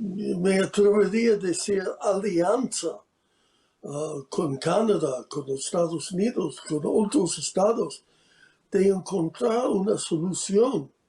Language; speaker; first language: Spanish; non-native, fluent; English